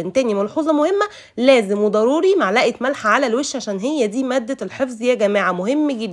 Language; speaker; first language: Arabic; native; Arabic